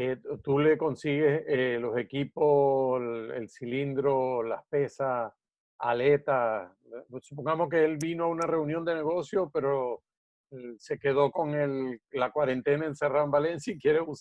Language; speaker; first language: Spanish; native; Spanish